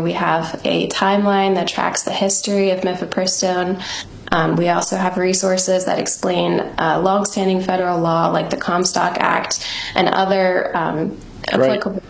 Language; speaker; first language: English; native; English